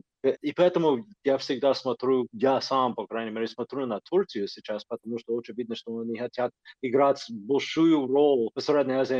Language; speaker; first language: Russian; non-native, fluent; English